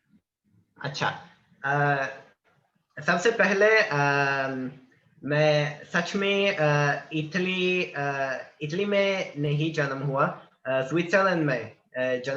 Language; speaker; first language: Hindi; non-native, learner; Italian